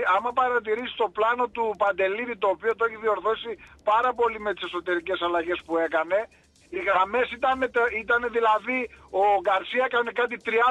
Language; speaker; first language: Greek; native; Greek